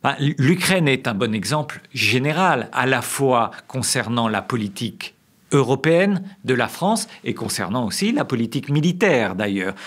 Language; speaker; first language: French; native; French